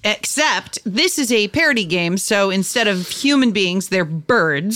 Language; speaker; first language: English; native; English